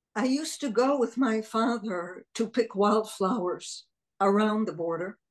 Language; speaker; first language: English; early bilingual, other home language; Hebrew